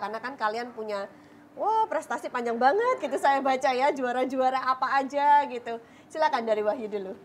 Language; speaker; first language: Indonesian; native; Indonesian